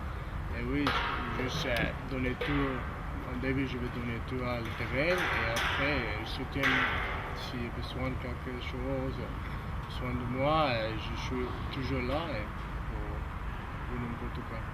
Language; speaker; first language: French; non-native, learner; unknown